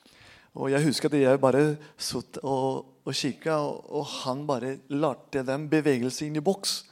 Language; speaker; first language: Norwegian; non-native, fluent; Spanish